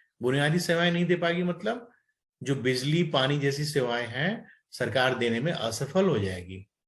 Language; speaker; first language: Hindi; native; Hindi